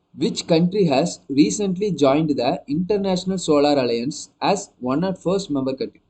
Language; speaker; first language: English; non-native, local second language; Tamil